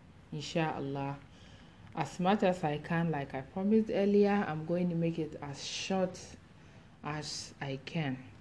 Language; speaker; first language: English; non-native, local second language; Akan